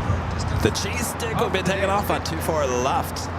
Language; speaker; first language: English; native; English